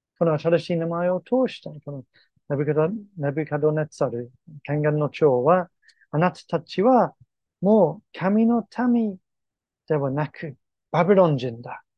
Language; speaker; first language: Japanese; non-native, fluent; English